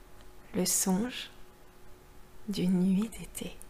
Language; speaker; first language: French; native; French